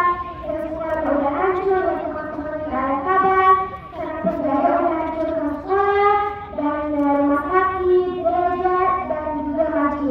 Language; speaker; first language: Indonesian; early bilingual, other home language; Arabic